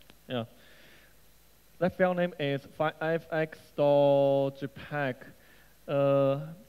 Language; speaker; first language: English; non-native, learner; Chinese